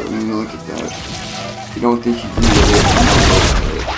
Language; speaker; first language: English; native; English